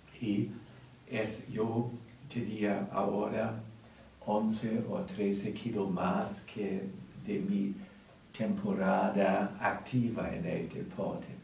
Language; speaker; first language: Spanish; non-native, learner; German